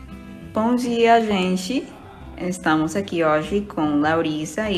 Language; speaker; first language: Portuguese; non-native, fluent; Spanish